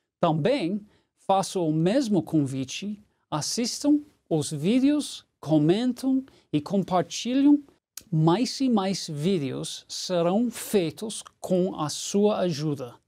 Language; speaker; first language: Portuguese; non-native, fluent; English